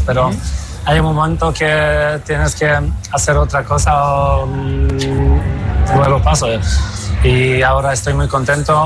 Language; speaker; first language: Spanish; non-native, fluent; Polish